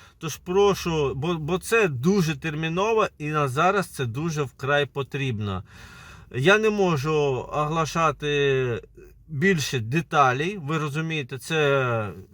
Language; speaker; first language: Ukrainian; native; Ukrainian